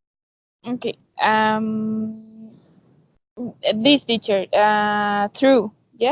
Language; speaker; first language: English; non-native, learner; Spanish